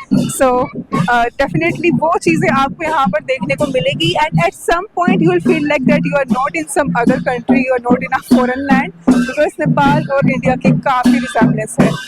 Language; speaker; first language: Hindi; native; Hindi